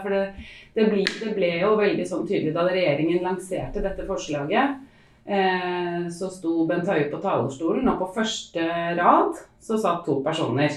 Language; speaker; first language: Norwegian; native; Norwegian